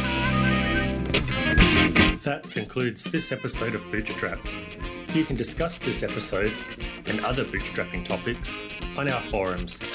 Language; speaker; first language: English; native; English